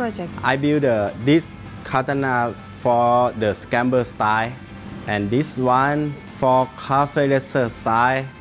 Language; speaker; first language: English; non-native, learner; Thai